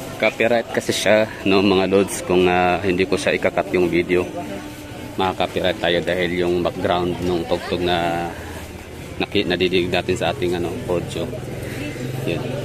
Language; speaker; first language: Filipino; non-native, local second language; Cebuano